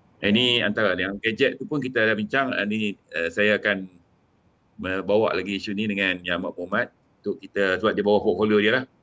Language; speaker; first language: Malay; native; Malay